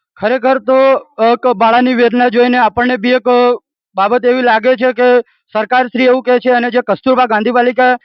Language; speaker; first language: Gujarati; native; Gujarati